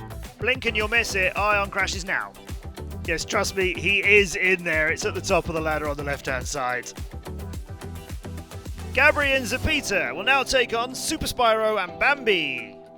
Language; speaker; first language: English; native; English